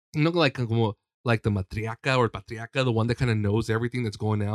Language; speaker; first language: English; early bilingual, other home language; Spanish